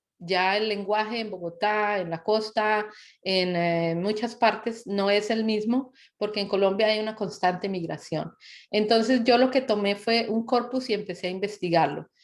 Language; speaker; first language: Spanish; native; Spanish